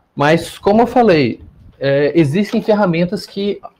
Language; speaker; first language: Portuguese; native; Portuguese